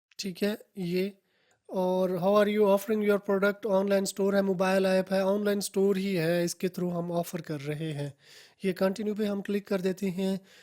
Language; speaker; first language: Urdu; non-native, local second language; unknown